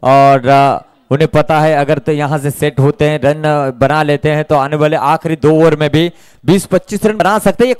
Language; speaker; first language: Hindi; non-native, local second language; Marathi